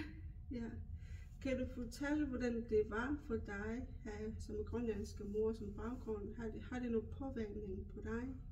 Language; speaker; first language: Danish; non-native, local second language; Kalaallisut